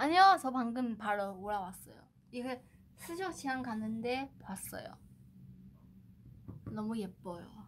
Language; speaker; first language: Korean; non-native, fluent; Chinese